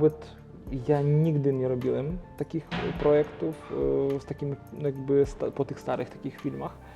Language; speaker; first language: Polish; non-native, local second language; Ukrainian